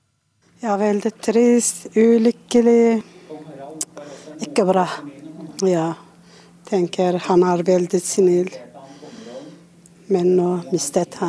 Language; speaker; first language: Norwegian; non-native, learner; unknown